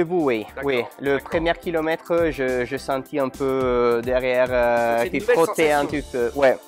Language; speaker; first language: French; non-native, learner; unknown